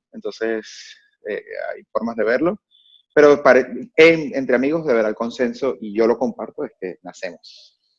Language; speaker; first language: Spanish; native; Spanish